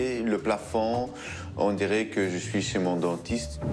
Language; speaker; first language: French; non-native, fluent; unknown